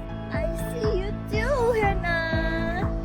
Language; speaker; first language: English; non-native, learner; Filipino